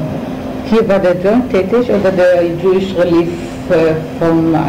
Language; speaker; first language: German; non-native, fluent; Hebrew